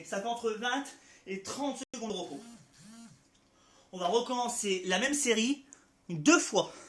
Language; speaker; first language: French; native; French